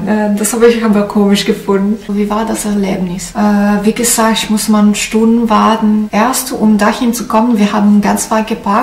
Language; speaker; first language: German; non-native, learner; Italian